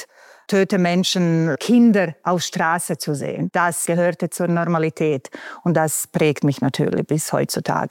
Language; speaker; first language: German; non-native, fluent; Bosnian